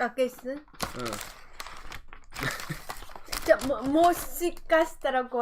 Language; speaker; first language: Japanese; non-native, learner; Vietnamese